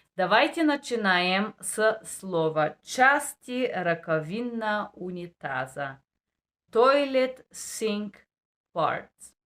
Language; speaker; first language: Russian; non-native, learner; Bulgarian